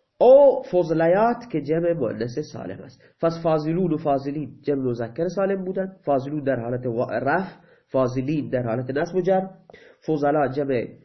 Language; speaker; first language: Persian; non-native, local second language; Baluchi